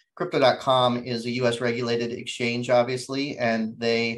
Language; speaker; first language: English; native; English